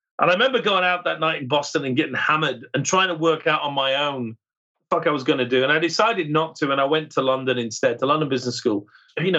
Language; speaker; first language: English; native; English